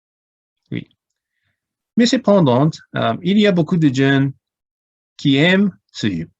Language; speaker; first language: French; non-native, learner; Cantonese